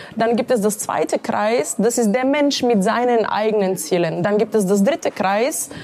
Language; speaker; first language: German; non-native, fluent; Bulgarian